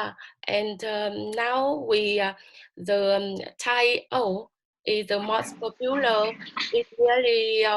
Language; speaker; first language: English; non-native, learner; Vietnamese